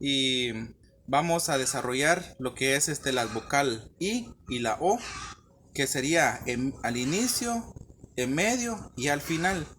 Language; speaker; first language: Spanish; non-native, local second language; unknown